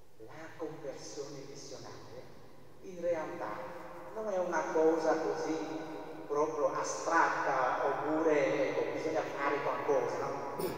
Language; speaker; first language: Italian; non-native, fluent; Vietnamese